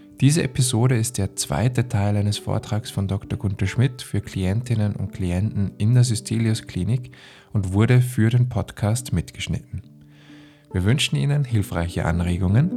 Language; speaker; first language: German; native; German